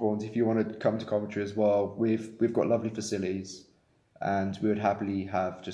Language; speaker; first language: English; native; English